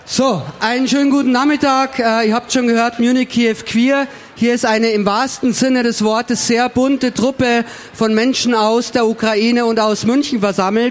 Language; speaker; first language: German; native; German